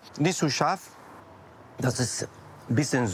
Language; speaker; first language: German; non-native, learner; Spanish